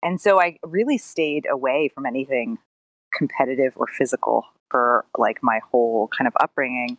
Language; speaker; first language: English; native; English